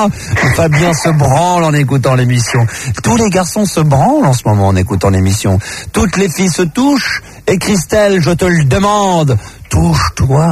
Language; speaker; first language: French; native; French